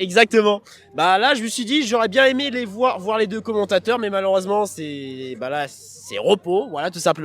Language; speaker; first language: French; native; French